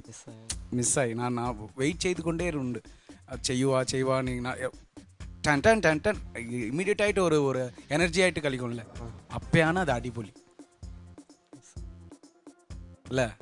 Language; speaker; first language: Malayalam; non-native, learner; Tamil